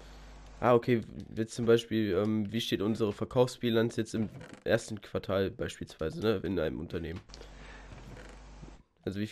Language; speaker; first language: German; native; German